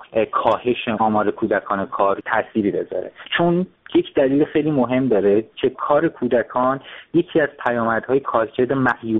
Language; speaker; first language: Persian; native; Persian